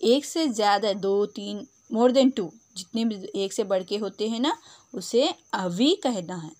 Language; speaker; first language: Hindi; non-native, local second language; Telugu